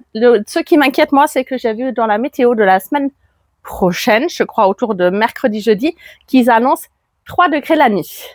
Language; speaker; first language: French; non-native, fluent; German